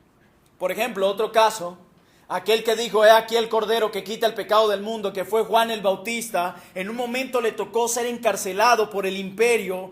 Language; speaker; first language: Spanish; native; Spanish